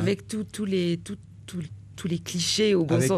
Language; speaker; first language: French; native; French